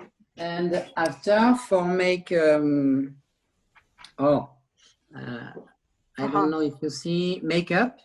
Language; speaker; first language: English; non-native, learner; French